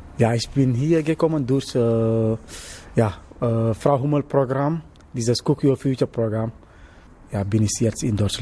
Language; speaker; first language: German; non-native, learner; Wolof